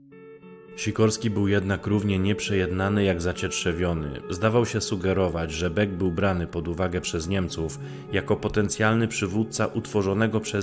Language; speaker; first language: Polish; native; Polish